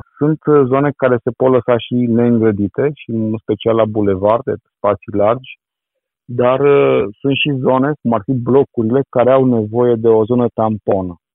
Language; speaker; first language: Romanian; native; Romanian